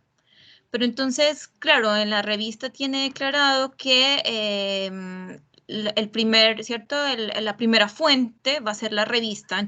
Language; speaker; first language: Spanish; native; Spanish